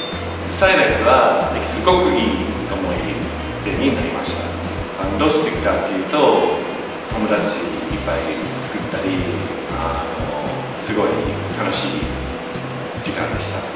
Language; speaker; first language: Japanese; non-native, fluent; English